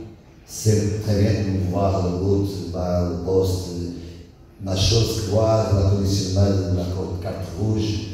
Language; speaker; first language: French; non-native, learner; Portuguese